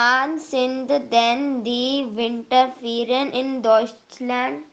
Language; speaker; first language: German; non-native, learner; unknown